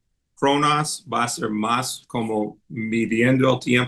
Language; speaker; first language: Spanish; non-native, fluent; English